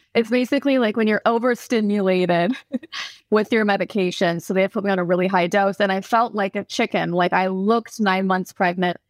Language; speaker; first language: English; native; English